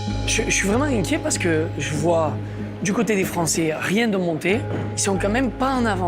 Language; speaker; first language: French; native; French